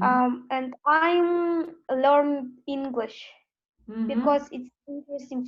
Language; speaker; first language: English; non-native, learner; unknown